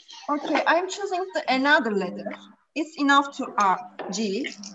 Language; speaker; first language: English; non-native, fluent; Turkish